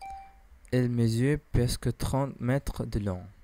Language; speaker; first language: French; non-native, learner; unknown